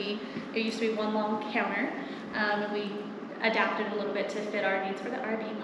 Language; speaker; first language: English; native; English